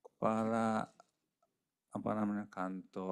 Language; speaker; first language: Indonesian; non-native, fluent; Japanese